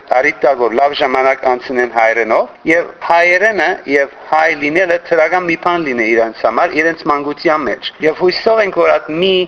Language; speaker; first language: Armenian; early bilingual, heritage; Armenian